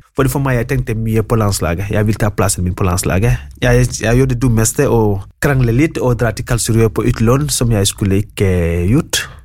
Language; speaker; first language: Norwegian; non-native, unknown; Wolof